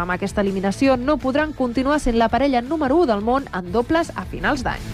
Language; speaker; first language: Catalan; native; Catalan